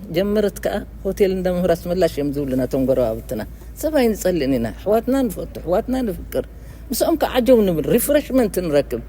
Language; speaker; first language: Tigrinya; native; Tigrinya